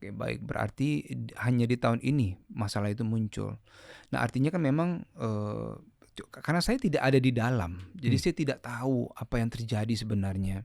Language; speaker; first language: Indonesian; native; Indonesian